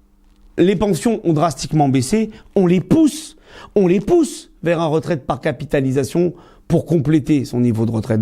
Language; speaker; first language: French; native; French